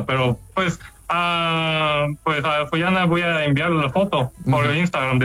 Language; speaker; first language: Spanish; non-native, fluent; Korean